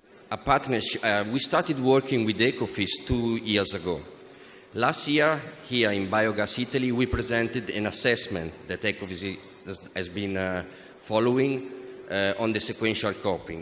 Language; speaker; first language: English; non-native, fluent; Italian